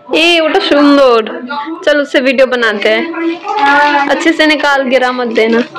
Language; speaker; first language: Hindi; non-native, local second language; Bangla